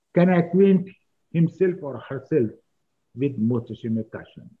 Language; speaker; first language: English; non-native, local second language; Urdu